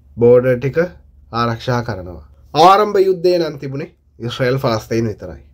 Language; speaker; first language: Sinhala; non-native, local second language; Tamil